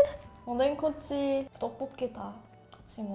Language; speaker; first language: Korean; non-native, learner; Russian